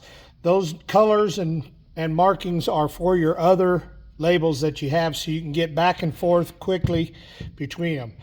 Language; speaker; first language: English; native; English